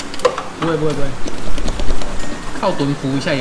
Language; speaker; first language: Chinese; native; Chinese